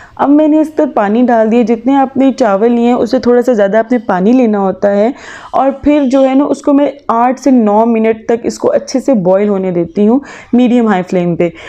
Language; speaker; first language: Urdu; native; Urdu